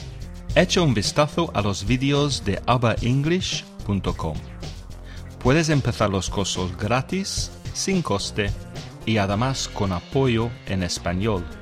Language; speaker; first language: Spanish; non-native, fluent; English